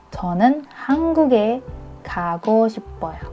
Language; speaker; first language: Korean; non-native, fluent; Indonesian